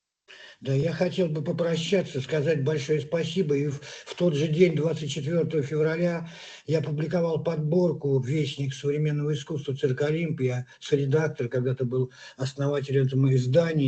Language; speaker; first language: Russian; native; Russian